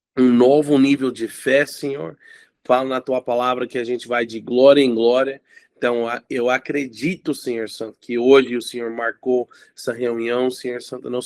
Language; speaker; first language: Portuguese; non-native, fluent; English